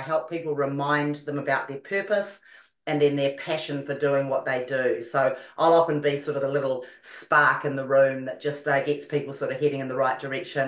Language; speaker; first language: English; native; English